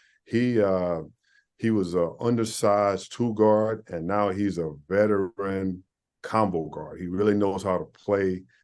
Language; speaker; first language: English; native; English